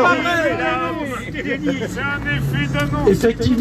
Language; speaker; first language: French; native; French